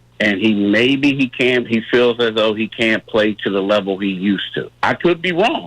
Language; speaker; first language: English; native; English